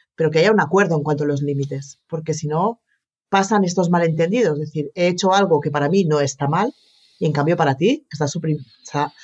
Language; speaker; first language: Spanish; native; Spanish